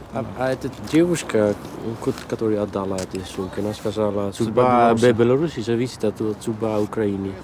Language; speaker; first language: Russian; non-native, fluent; Dutch